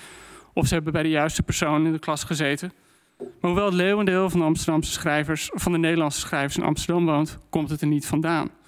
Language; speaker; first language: Dutch; native; Dutch